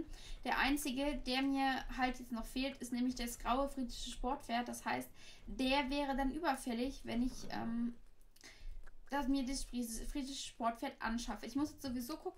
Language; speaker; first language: German; native; German